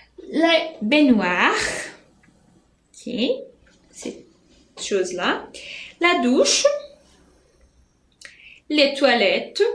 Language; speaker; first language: French; non-native, fluent; Portuguese